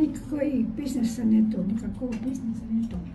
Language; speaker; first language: Russian; non-native, fluent; Estonian